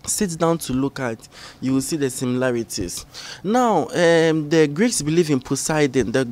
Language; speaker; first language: English; non-native, local second language; Ga